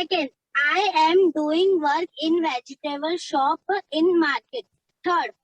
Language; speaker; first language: English; non-native, learner; Hindi